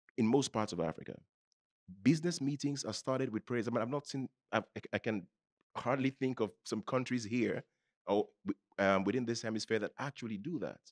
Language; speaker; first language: English; non-native, local second language; Yoruba